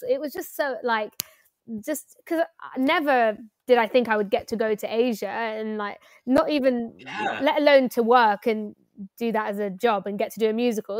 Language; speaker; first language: English; native; English